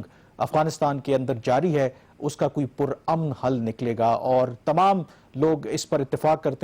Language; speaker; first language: Urdu; native; Urdu